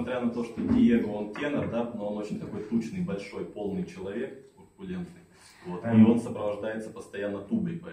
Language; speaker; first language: Russian; native; Russian